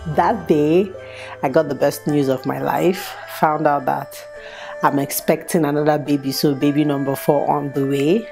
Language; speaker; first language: English; non-native, local second language; Igbo